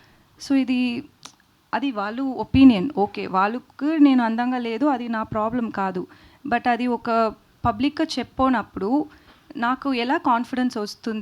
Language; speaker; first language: Telugu; non-native, learner; Tamil